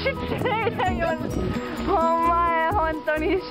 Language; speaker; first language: Japanese; non-native, learner; English